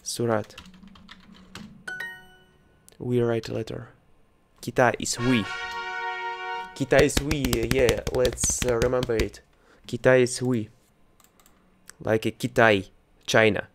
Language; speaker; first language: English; non-native, learner; Russian